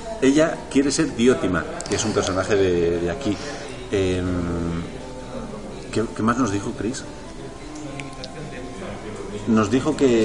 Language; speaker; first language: Spanish; native; Spanish